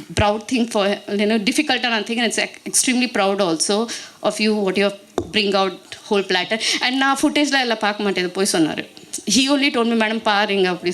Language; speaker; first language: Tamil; non-native, learner; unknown